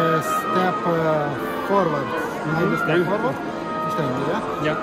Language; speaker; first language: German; non-native, learner; Ukrainian